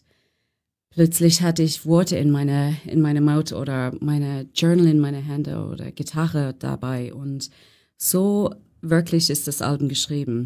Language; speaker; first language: German; non-native, learner; English